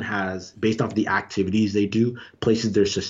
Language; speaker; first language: English; native; English